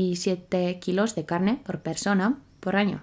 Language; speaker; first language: Spanish; non-native, fluent; Finnish